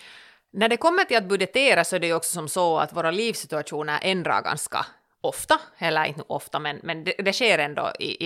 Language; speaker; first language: Swedish; native; Swedish